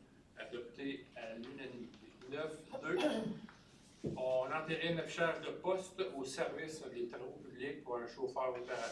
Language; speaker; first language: French; native; French